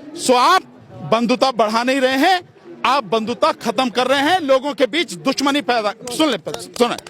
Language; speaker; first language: Hindi; native; Hindi